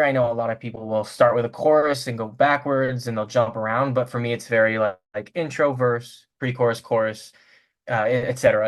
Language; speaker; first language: English; native; English